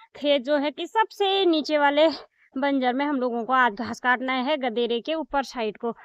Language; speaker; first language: Hindi; native; Hindi